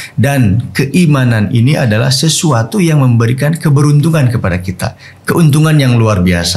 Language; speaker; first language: Indonesian; native; Indonesian